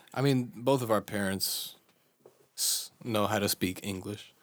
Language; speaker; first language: English; early bilingual, other home language; Bosnian